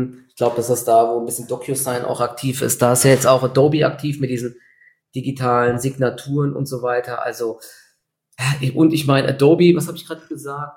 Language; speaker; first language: German; native; German